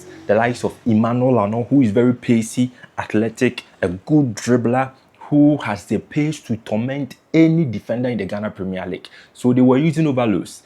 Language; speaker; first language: English; non-native, local second language; Akan